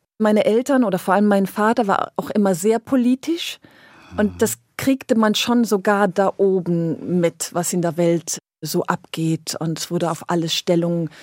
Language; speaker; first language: German; native; German